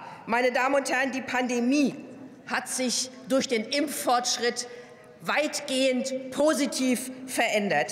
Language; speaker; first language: German; native; German